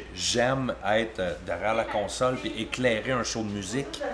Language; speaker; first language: French; native; French